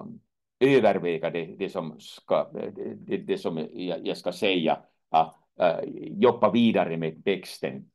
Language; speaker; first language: Swedish; non-native, fluent; Finnish